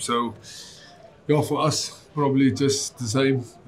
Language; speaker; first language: English; non-native, local second language; Afrikaans